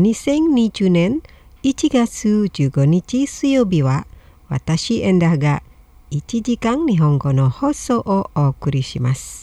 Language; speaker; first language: Japanese; non-native, fluent; Indonesian